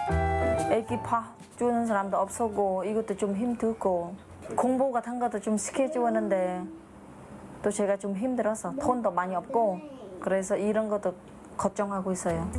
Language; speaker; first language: Korean; non-native, learner; Khmer